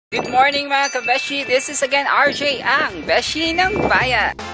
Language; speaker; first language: Filipino; native; Filipino